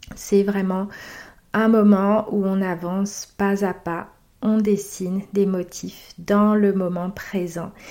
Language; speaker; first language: French; native; French